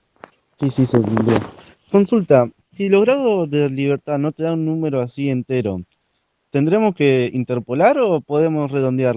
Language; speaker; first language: Spanish; native; Spanish